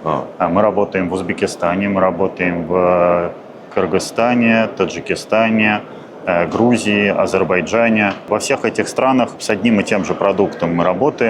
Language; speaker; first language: Russian; native; Russian